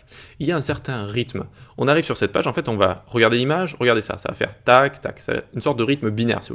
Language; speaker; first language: French; native; French